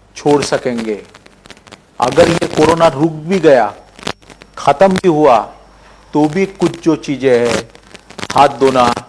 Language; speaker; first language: Hindi; non-native, local second language; Marathi